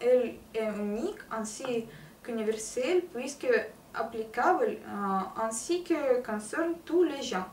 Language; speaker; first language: French; non-native, learner; Russian